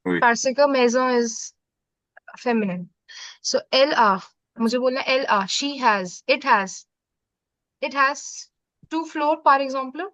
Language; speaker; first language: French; non-native, fluent; Hindi